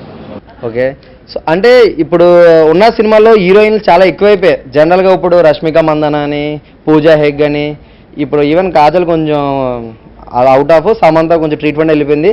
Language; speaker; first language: Telugu; native; Telugu